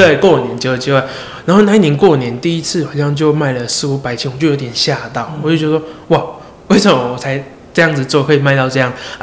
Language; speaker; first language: Chinese; native; Chinese